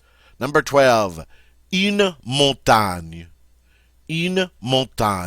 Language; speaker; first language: French; non-native, fluent; English